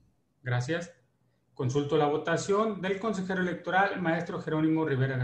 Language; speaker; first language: Spanish; native; Spanish